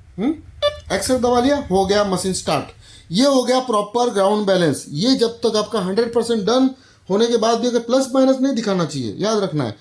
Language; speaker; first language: Hindi; non-native, local second language; Marathi